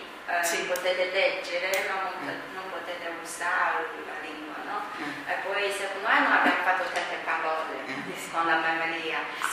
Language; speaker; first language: Italian; non-native, fluent; Chinese